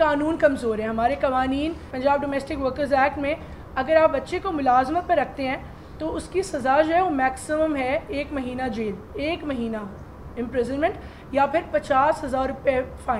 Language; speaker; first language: Urdu; native; Urdu